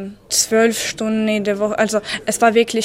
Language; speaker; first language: German; non-native, fluent; Ukrainian